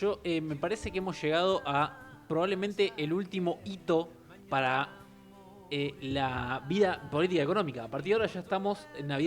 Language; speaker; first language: Spanish; native; Spanish